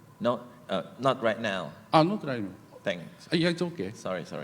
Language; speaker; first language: English; non-native, learner; Thai